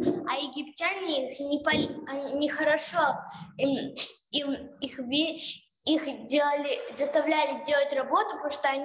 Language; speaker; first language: Russian; early bilingual, heritage; Russian